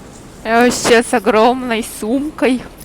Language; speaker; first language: Russian; native; Russian